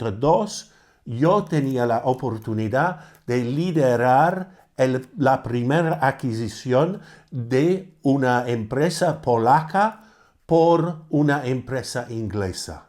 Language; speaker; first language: Spanish; non-native, fluent; English